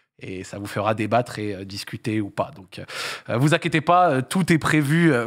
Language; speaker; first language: French; native; French